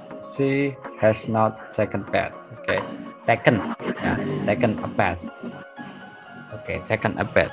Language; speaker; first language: English; non-native, fluent; Indonesian